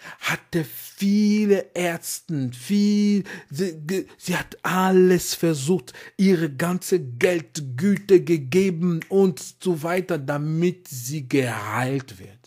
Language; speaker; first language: German; non-native, fluent; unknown